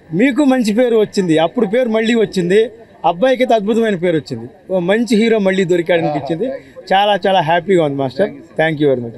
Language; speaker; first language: Telugu; native; Telugu